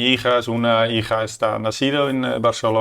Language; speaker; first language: Spanish; non-native, learner; Dutch